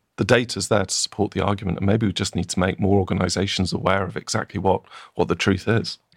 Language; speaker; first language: English; native; English